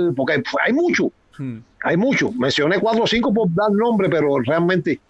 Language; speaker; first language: Spanish; native; Spanish